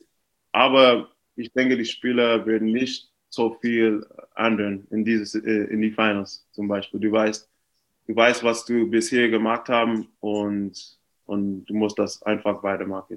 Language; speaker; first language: German; non-native, fluent; English